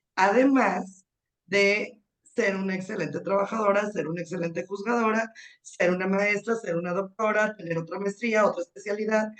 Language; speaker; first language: Spanish; native; Spanish